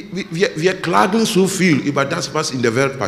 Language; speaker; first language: German; non-native, learner; English